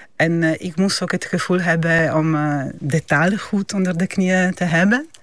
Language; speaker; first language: Dutch; non-native, fluent; Italian